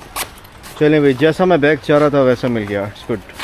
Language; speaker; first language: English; non-native, fluent; Urdu